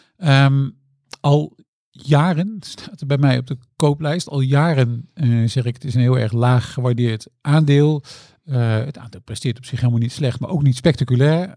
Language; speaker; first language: Dutch; native; Dutch